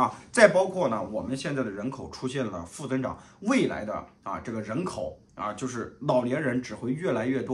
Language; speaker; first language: Chinese; native; Chinese